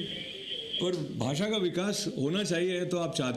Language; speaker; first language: Hindi; native; Hindi